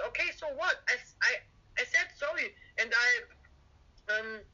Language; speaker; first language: English; non-native, fluent; German